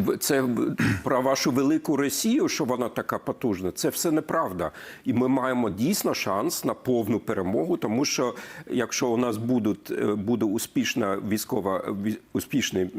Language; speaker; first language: Ukrainian; non-native, fluent; German